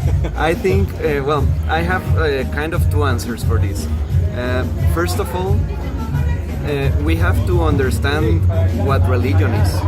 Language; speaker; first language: English; non-native, fluent; Spanish